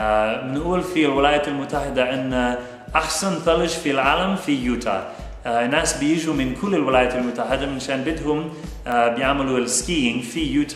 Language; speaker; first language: Arabic; non-native, fluent; English